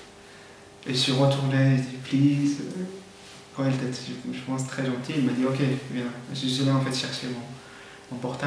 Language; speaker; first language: French; non-native, fluent; Persian